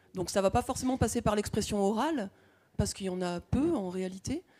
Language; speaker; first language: French; native; French